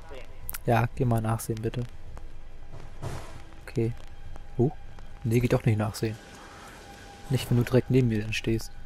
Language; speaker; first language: German; native; German